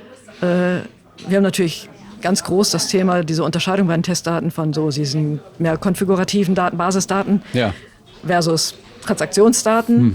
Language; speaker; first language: German; native; German